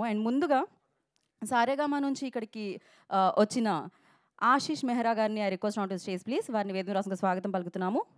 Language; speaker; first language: Telugu; native; Telugu